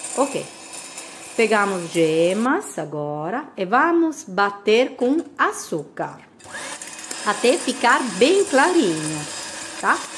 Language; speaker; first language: Portuguese; non-native, fluent; Italian